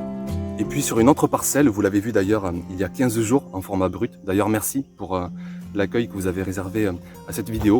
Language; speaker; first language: French; native; French